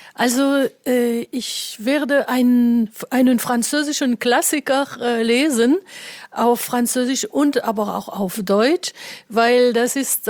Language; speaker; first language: German; non-native, fluent; French